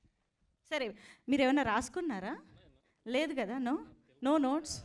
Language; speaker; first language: Telugu; native; Telugu